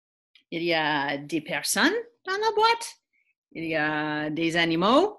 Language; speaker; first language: French; non-native, fluent; English